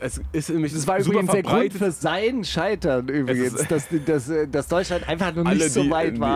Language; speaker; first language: German; native; German